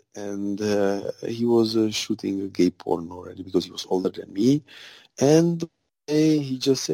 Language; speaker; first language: English; non-native, fluent; Czech